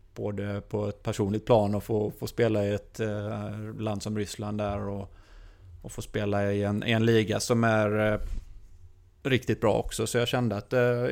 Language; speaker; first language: Swedish; native; Swedish